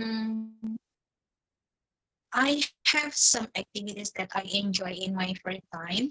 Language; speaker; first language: English; non-native, fluent; Indonesian